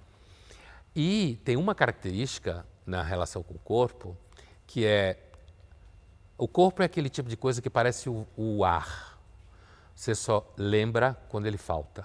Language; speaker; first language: Portuguese; native; Portuguese